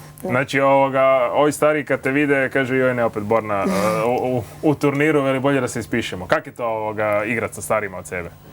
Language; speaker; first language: Croatian; native; Croatian